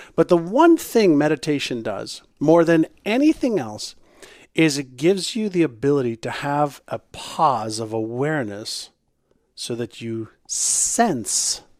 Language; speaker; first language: English; non-native, fluent; Hebrew